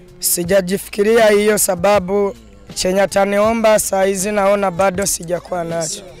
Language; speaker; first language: Swahili; non-native, local second language; Rundi